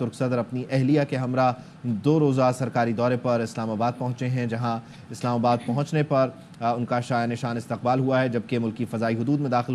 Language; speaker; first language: Urdu; native; Urdu